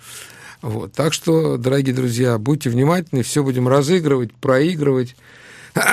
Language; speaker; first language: Russian; native; Russian